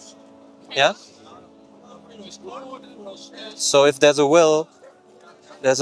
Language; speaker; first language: English; non-native, fluent; German